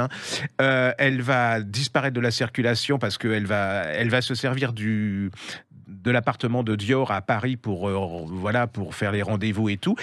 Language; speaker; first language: French; native; French